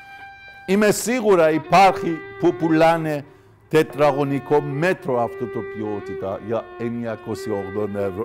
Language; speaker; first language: Greek; non-native, learner; Persian